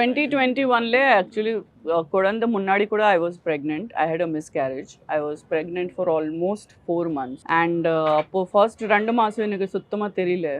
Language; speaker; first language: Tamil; non-native, fluent; Gujarati